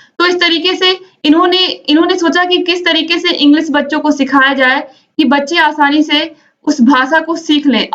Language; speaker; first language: Hindi; native; Hindi